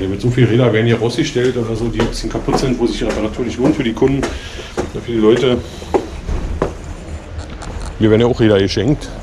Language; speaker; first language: German; native; German